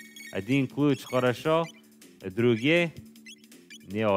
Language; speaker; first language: Russian; non-native, learner; English